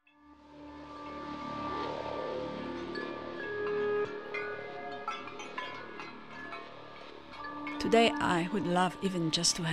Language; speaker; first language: English; non-native, fluent; Italian